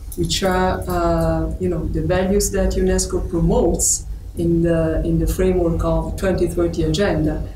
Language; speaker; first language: English; non-native, fluent; Italian